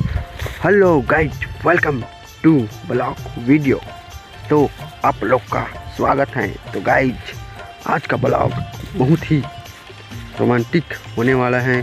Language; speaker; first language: Hindi; non-native, local second language; Chhattisgarhi